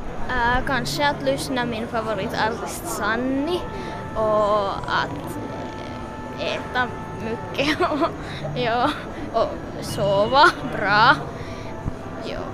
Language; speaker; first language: Swedish; non-native, local second language; Finnish